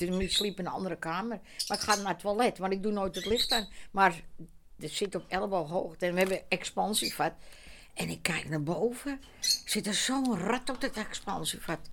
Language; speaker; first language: Dutch; native; Dutch